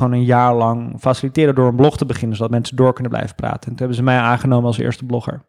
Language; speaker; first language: Dutch; native; Dutch